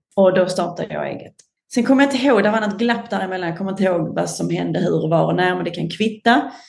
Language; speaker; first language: Swedish; native; Swedish